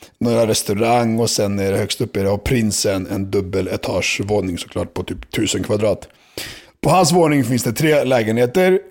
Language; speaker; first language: Swedish; early bilingual, other home language; Serbian